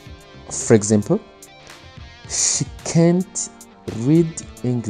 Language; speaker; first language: English; non-native, local second language; Kinyarwanda